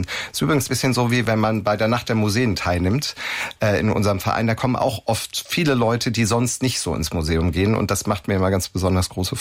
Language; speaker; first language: German; native; German